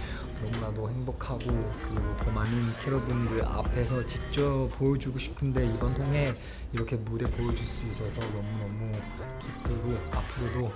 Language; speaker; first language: Korean; non-native, fluent; Chinese